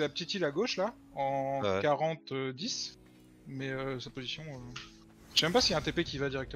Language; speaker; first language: French; native; French